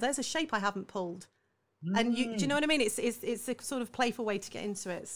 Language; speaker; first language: English; native; English